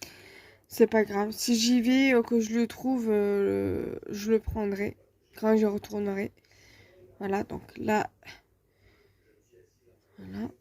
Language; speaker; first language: French; native; French